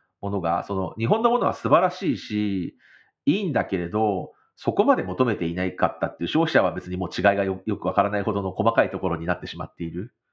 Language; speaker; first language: Japanese; native; Japanese